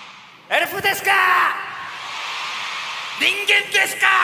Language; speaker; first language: Japanese; non-native, learner; Korean